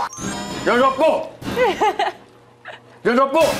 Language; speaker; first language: Chinese; native; Chinese